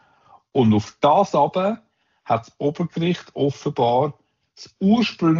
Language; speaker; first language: German; native; German